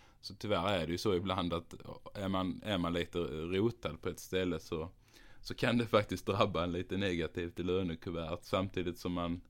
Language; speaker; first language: Swedish; native; Swedish